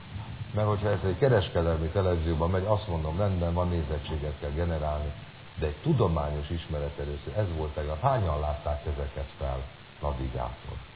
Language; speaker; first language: Hungarian; native; Hungarian